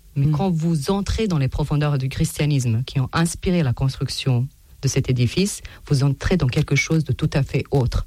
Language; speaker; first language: French; non-native, fluent; Serbian